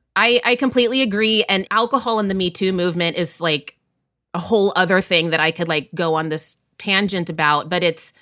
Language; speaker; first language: English; native; English